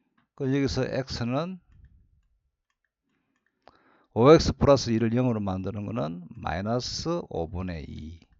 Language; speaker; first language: Korean; native; Korean